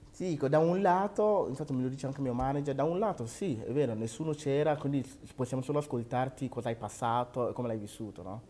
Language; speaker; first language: Italian; early bilingual, other home language; Akan